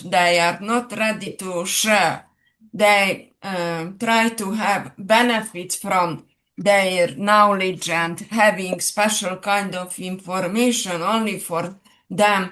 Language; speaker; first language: English; non-native, fluent; Serbian